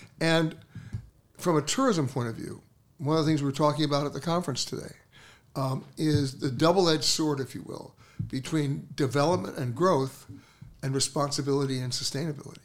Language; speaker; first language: English; native; English